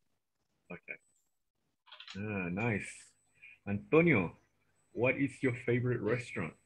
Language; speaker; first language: English; non-native, fluent; Spanish